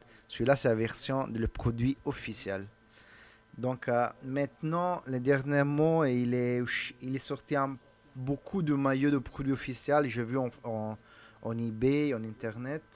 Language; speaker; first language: French; non-native, learner; Italian